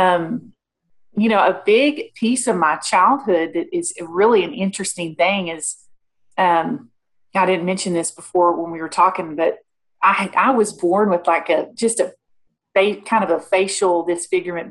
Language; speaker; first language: English; native; English